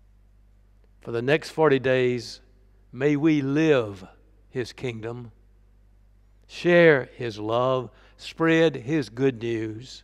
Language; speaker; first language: English; native; English